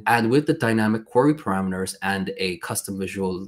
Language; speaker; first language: English; non-native, fluent; Swedish